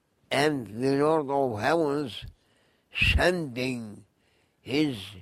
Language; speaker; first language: English; non-native, fluent; Turkish